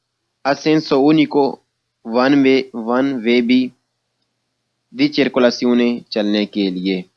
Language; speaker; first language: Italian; non-native, learner; Urdu